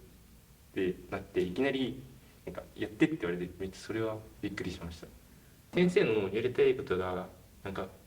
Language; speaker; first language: Japanese; native; Japanese